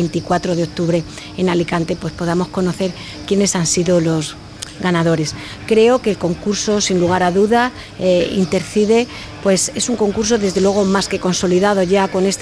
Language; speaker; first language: Spanish; native; Spanish